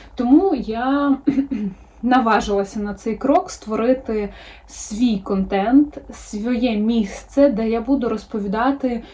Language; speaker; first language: Ukrainian; non-native, local second language; Russian